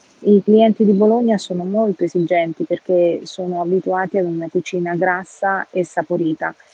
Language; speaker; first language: Italian; native; Italian